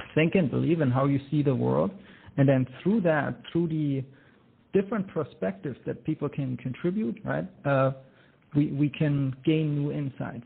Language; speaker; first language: English; non-native, fluent; German